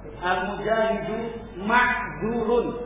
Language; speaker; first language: Arabic; non-native, learner; Indonesian